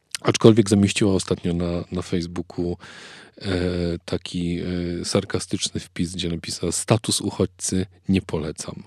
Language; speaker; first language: Polish; native; Polish